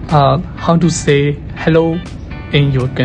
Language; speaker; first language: English; non-native, learner; Burmese